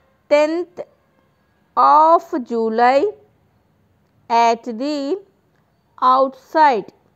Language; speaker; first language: English; non-native, local second language; Telugu